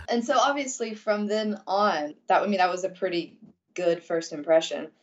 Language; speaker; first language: English; early bilingual, other home language; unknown